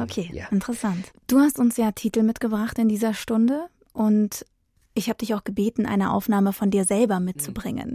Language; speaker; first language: German; native; German